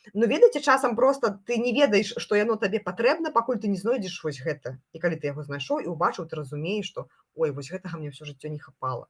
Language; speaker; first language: Belarusian; non-native, local second language; Russian